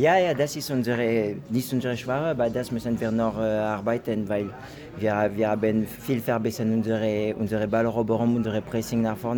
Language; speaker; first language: German; non-native, fluent; French